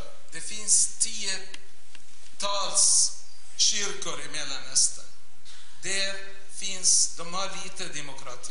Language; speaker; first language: Swedish; non-native, fluent; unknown